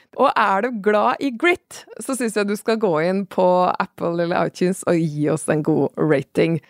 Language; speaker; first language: Norwegian; native; Norwegian